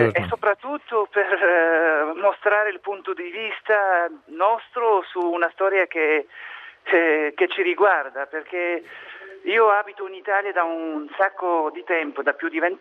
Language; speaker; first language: Italian; non-native, fluent; Arabic